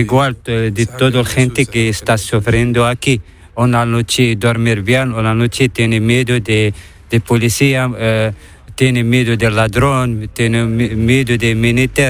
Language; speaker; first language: Spanish; non-native, learner; Arabic